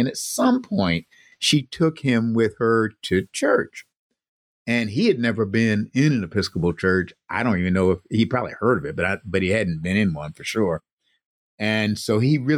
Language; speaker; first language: English; native; English